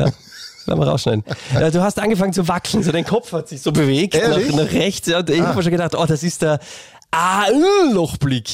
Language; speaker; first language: German; native; German